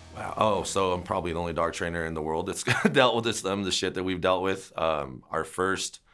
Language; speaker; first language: English; native; English